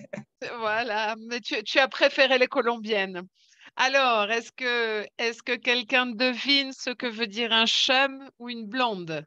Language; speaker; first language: French; native; French